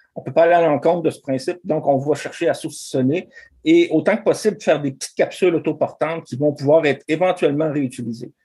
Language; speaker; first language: French; native; French